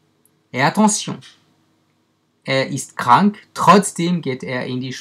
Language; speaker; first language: German; non-native, fluent; French